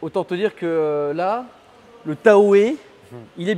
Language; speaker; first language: French; native; French